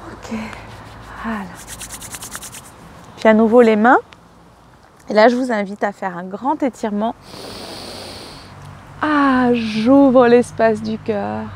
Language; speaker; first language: French; native; French